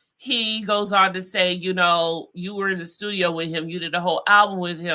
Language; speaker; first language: English; native; English